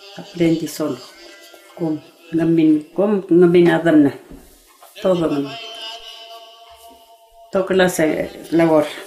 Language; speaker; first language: Spanish; non-native, local second language; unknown